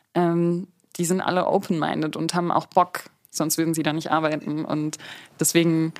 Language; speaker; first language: German; native; German